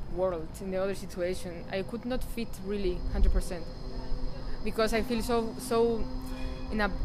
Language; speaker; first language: English; non-native, fluent; Spanish